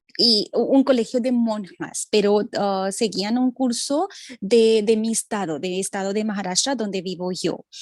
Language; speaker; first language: Spanish; non-native, fluent; Hindi